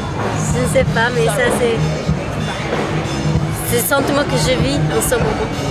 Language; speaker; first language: French; non-native, fluent; Arabic